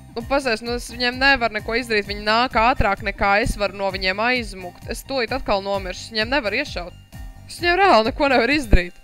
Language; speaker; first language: Latvian; native; Latvian